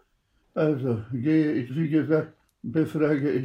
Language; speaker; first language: German; non-native, fluent; Polish